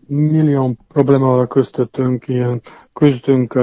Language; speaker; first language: Hungarian; non-native, fluent; Serbian